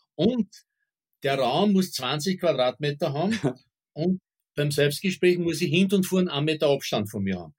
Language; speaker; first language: German; native; German